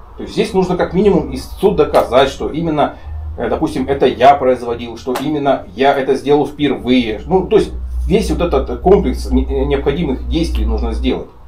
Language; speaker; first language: Russian; native; Russian